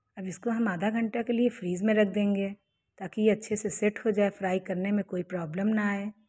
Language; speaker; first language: Hindi; native; Hindi